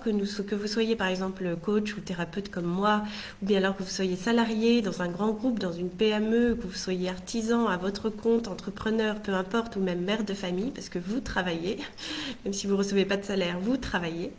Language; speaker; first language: French; native; French